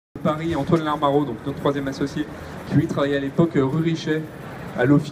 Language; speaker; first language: French; native; French